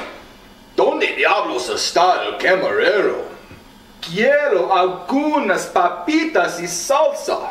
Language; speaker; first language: Spanish; non-native, learner; English